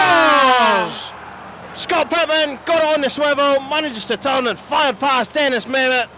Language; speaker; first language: English; native; English